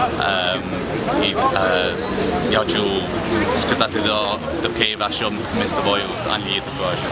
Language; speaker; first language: Ukrainian; early bilingual, heritage; English